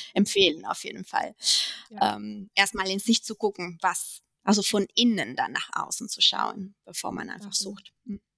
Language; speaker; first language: German; non-native, fluent; Italian